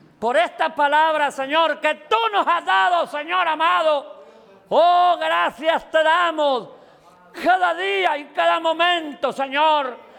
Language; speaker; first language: Spanish; native; Spanish